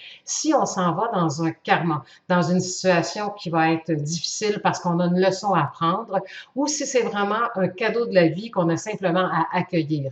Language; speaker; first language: French; native; French